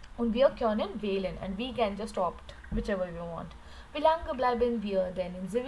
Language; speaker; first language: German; non-native, learner; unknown